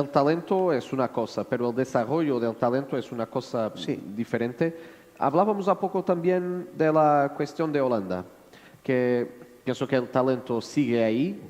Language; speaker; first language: Spanish; non-native, fluent; Portuguese